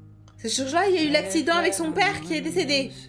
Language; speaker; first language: French; native; French